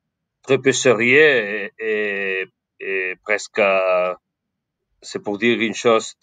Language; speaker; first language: French; non-native, fluent; Spanish